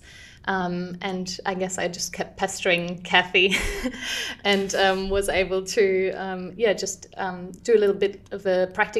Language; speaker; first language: English; non-native, fluent; German